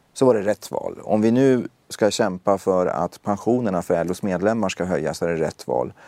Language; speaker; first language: Swedish; early bilingual, other home language; Persian